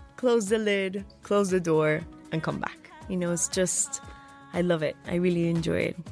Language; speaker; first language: English; non-native, fluent; Spanish